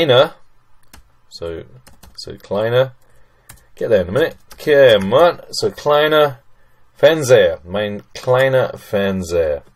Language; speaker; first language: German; non-native, fluent; English